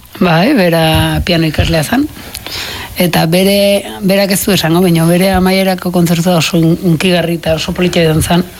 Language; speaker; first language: Basque; native; Basque